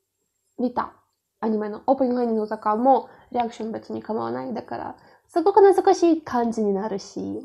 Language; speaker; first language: Japanese; non-native, learner; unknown